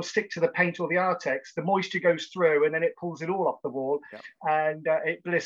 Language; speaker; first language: English; native; English